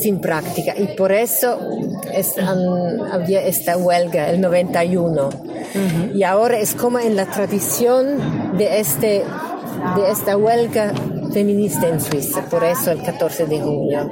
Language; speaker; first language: Spanish; non-native, learner; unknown